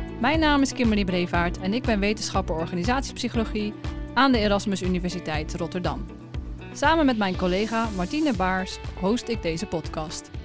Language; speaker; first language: Dutch; native; Dutch